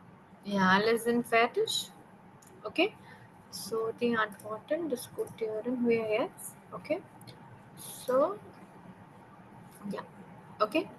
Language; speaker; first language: German; non-native, learner; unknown